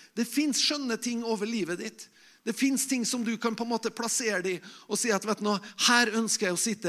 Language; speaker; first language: Norwegian; native; Norwegian